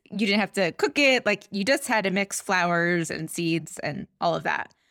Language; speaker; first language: English; native; English